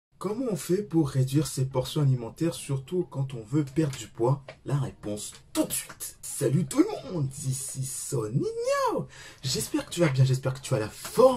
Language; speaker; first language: French; native; French